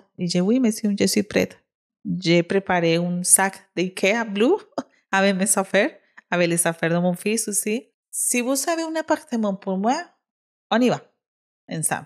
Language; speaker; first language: French; non-native, learner; Spanish